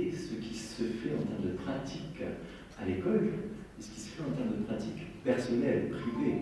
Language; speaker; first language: French; native; French